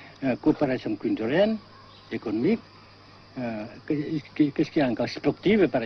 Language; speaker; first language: French; non-native, fluent; Vietnamese